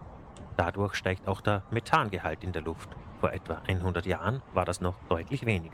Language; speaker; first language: German; native; German